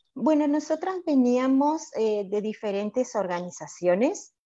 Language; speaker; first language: Spanish; native; Spanish